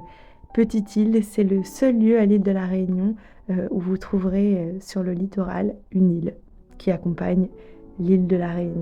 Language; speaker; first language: French; native; French